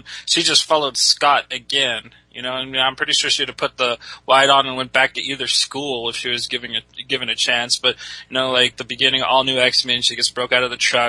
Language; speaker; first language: English; native; English